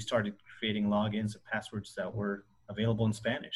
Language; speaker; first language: English; native; English